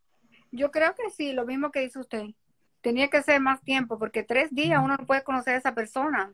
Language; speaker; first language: Spanish; native; Spanish